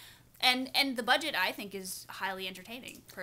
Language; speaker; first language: English; native; English